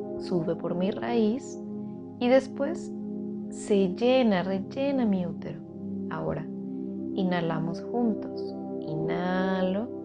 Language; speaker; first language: Spanish; native; Spanish